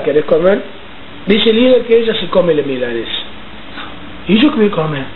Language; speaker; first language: Spanish; native; Spanish